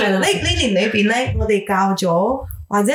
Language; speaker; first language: Cantonese; early bilingual, heritage; Cantonese